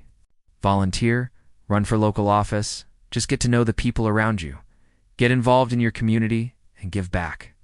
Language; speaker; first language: English; native; English